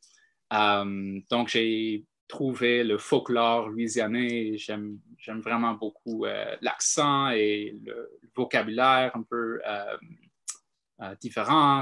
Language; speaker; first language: French; non-native, fluent; English